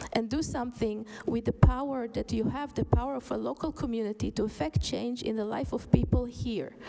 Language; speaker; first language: English; non-native, fluent; Hebrew